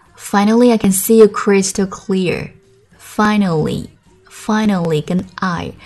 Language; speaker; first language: English; non-native, fluent; Chinese